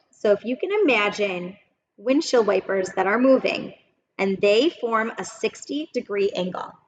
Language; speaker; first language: English; native; English